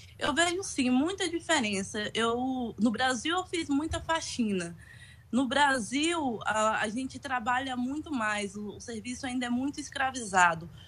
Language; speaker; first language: Portuguese; native; Portuguese